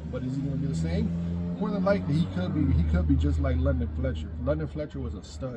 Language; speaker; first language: English; native; English